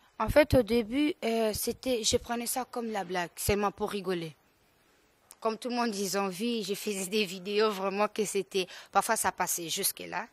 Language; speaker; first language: French; non-native, local second language; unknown